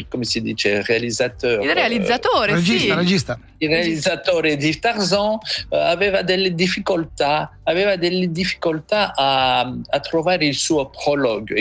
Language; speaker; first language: Italian; non-native, fluent; French